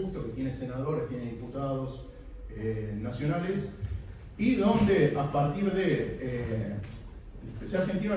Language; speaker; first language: Spanish; native; Spanish